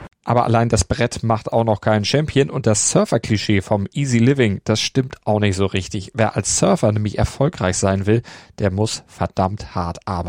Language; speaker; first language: German; native; German